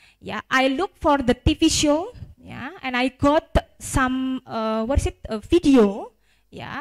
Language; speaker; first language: English; non-native, fluent; Indonesian